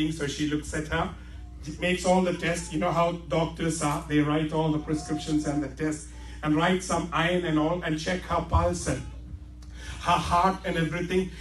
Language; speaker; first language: English; non-native, local second language; Malayalam